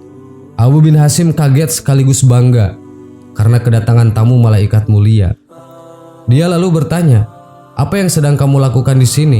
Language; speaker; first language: Indonesian; native; Indonesian